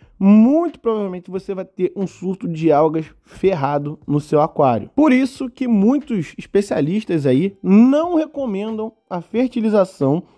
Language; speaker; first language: Portuguese; native; Portuguese